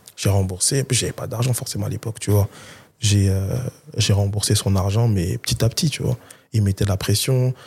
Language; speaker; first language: French; early bilingual, other home language; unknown